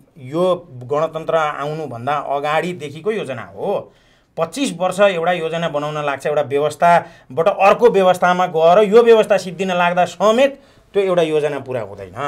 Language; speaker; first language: Nepali; native; Nepali